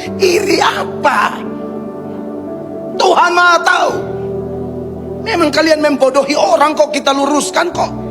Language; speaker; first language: Indonesian; native; Indonesian